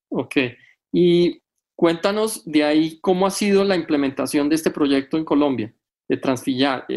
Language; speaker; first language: Spanish; native; Spanish